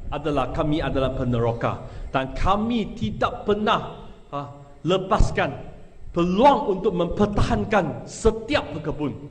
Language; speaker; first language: Malay; non-native, local second language; Chinese